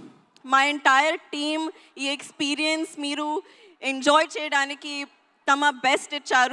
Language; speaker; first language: Telugu; non-native, local second language; Hindi